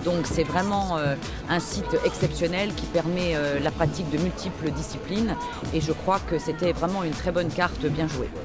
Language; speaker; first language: French; native; French